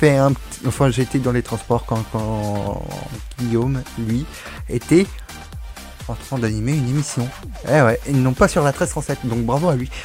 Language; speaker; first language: French; native; French